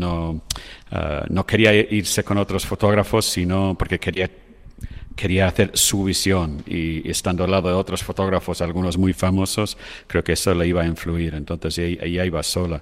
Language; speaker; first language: Spanish; non-native, fluent; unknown